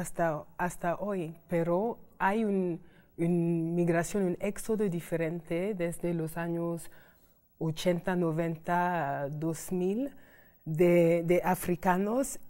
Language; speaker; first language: Spanish; non-native, fluent; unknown